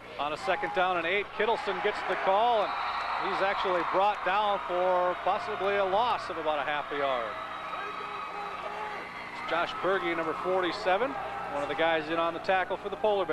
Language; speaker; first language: English; native; English